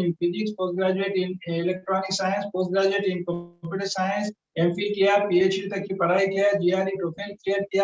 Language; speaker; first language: Hindi; native; Hindi